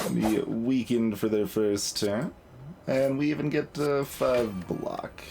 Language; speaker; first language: English; native; English